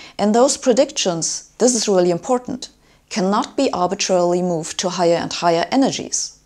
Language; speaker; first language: English; non-native, fluent; German